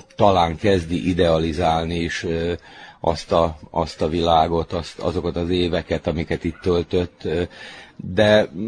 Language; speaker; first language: Hungarian; native; Hungarian